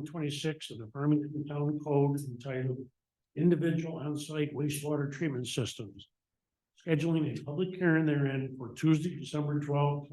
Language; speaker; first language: English; native; English